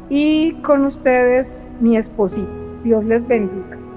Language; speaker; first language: Spanish; native; Spanish